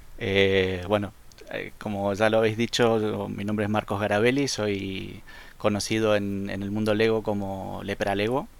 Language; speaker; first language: Spanish; native; Spanish